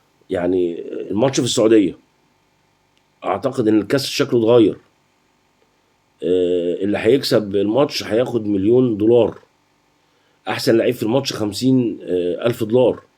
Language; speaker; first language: Arabic; native; Arabic